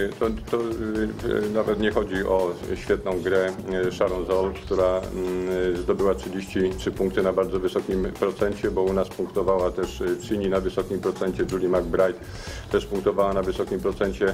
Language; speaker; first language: Polish; native; Polish